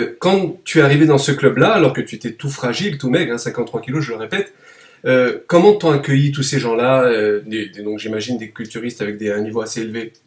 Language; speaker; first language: French; native; French